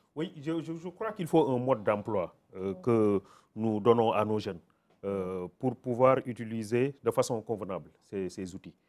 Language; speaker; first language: French; non-native, local second language; Wolof